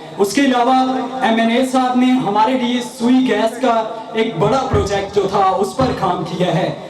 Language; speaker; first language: Urdu; non-native, local second language; Northern Hindko